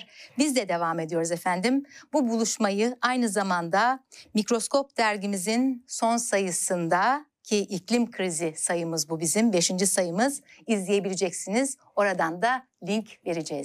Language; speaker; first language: Turkish; native; Turkish